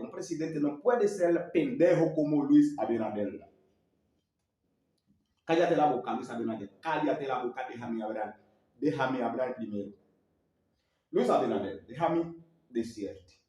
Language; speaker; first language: Spanish; non-native, learner; Haitian Creole